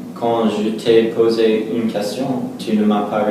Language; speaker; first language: French; non-native, learner; English